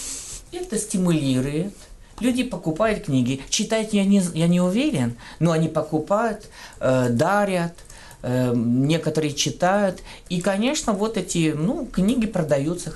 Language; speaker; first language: Russian; non-native, fluent; French